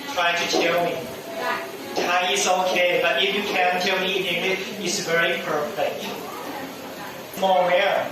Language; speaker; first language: English; non-native, learner; Thai